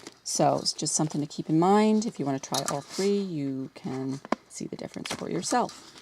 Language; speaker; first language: English; native; English